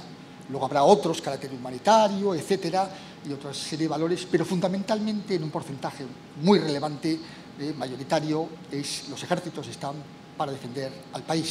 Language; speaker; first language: Spanish; native; Spanish